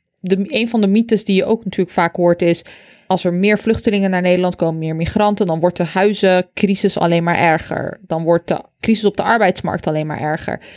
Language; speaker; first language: Dutch; early bilingual, other home language; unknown